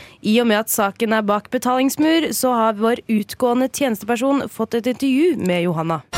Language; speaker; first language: Norwegian; native; Norwegian